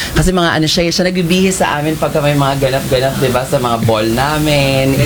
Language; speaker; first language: Filipino; native; Filipino